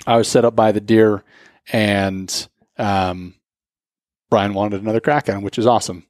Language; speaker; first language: English; native; English